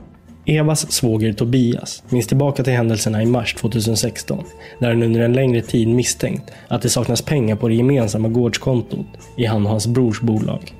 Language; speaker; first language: Swedish; native; Swedish